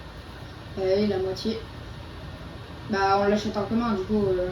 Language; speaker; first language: French; native; French